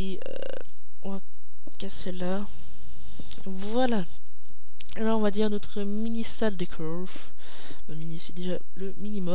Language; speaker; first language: French; native; French